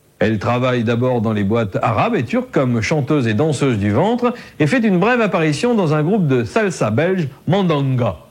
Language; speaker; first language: French; native; French